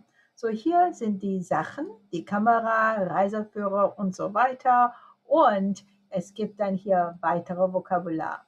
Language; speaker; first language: German; non-native, fluent; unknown